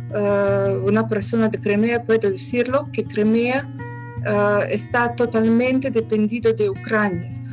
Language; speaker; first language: Spanish; non-native, fluent; Ukrainian